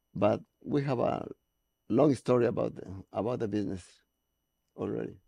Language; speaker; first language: English; non-native, learner; Spanish